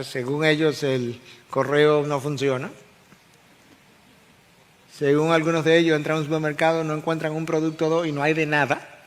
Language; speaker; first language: Spanish; native; Spanish